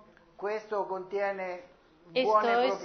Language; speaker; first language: Spanish; non-native, learner; Italian